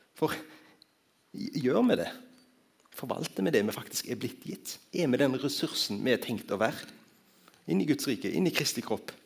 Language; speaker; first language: Norwegian; native; Norwegian